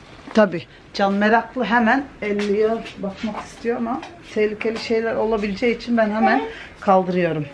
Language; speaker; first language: Turkish; early bilingual, other home language; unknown